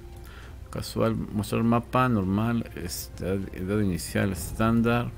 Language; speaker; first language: Spanish; native; Spanish